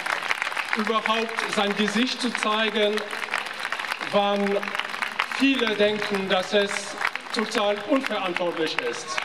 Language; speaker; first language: German; non-native, fluent; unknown